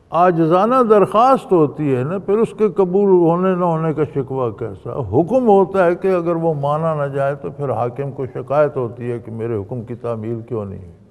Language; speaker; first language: Urdu; non-native, local second language; Punjabi